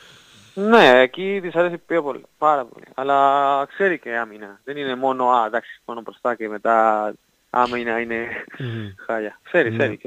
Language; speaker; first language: Greek; non-native, learner; Spanish